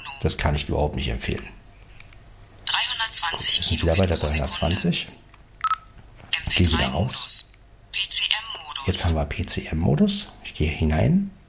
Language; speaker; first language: German; native; German